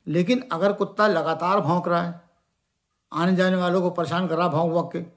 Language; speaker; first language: Hindi; native; Hindi